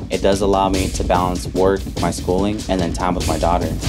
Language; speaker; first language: English; native; English